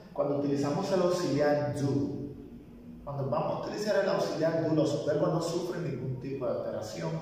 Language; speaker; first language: Spanish; native; Spanish